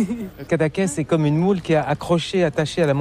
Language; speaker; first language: French; native; French